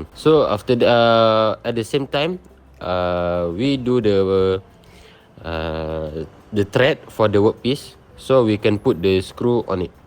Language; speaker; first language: English; non-native, local second language; Malay